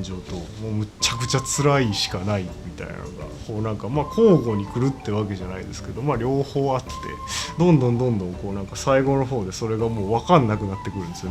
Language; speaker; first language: Japanese; native; Japanese